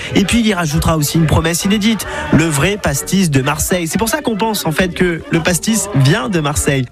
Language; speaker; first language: French; native; French